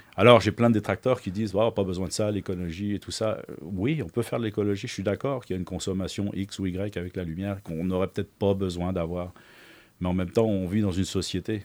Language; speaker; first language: French; native; French